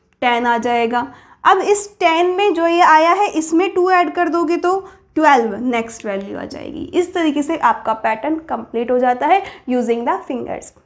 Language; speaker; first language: Hindi; native; Hindi